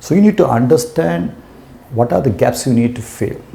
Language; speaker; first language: English; non-native, local second language; Sinhala